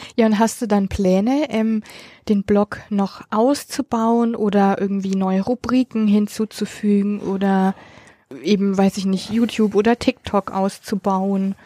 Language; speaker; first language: German; native; German